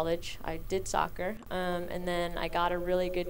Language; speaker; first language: English; early bilingual, other home language; Spanish